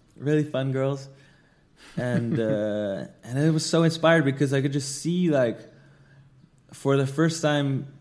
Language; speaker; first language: English; non-native, fluent; Dutch